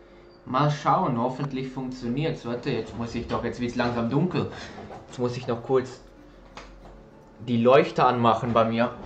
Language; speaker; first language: German; native; German